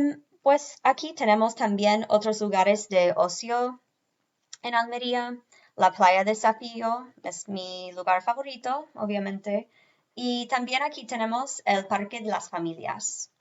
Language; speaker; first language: Spanish; non-native, fluent; English